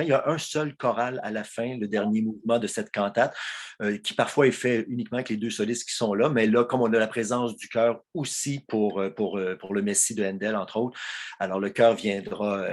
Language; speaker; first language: French; native; French